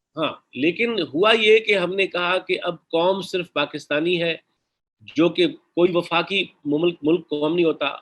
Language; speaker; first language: Urdu; non-native, local second language; Sindhi